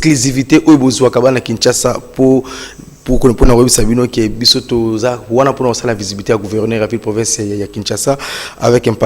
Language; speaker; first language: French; non-native, local second language; Lingala